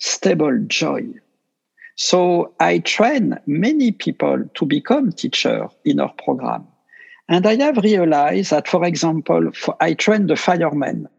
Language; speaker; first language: English; non-native, fluent; French